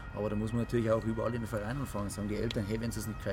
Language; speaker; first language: German; native; German